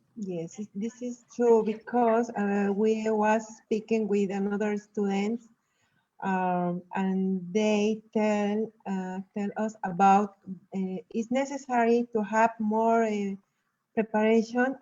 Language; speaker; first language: English; non-native, learner; Spanish